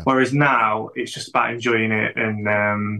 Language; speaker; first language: English; native; English